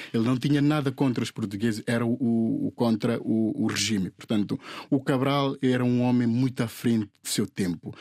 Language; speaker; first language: Portuguese; non-native, local second language; Upper Guinea Crioulo